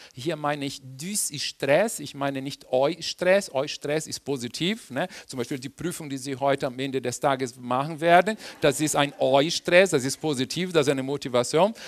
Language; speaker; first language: German; non-native, fluent; Portuguese